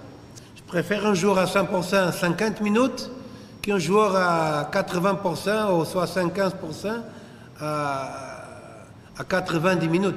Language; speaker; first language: French; non-native, fluent; Portuguese